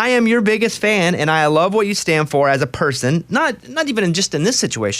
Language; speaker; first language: English; native; English